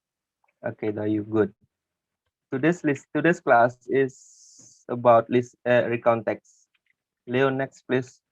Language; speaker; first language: English; non-native, learner; Indonesian